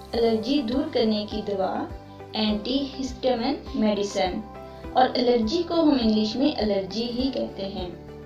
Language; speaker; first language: Urdu; native; Urdu